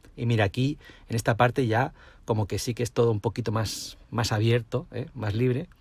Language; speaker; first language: Spanish; native; Spanish